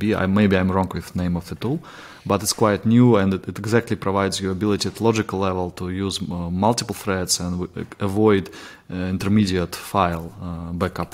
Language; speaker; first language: English; non-native, fluent; Russian